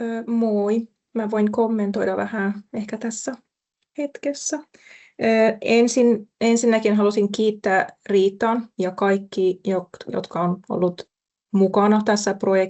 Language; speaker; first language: Finnish; non-native, fluent; Persian